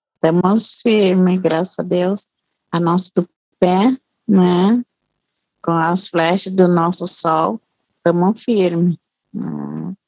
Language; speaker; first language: Portuguese; non-native, local second language; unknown